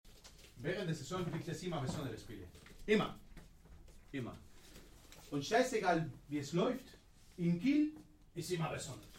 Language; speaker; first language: German; non-native, fluent; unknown